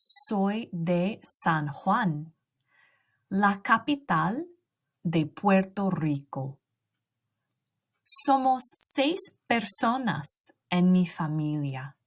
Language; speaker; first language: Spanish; non-native, learner; English